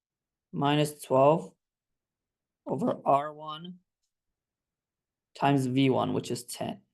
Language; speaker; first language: English; non-native, fluent; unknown